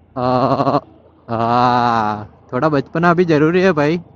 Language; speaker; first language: Hindi; non-native, local second language; Gujarati